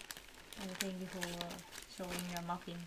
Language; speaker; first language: English; non-native, learner; Japanese